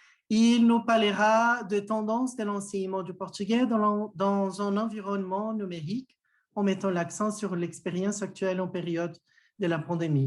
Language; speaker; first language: French; non-native, fluent; Portuguese